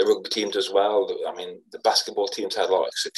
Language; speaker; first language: English; native; English